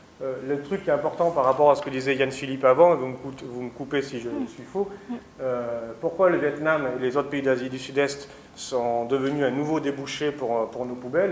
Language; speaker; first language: French; native; French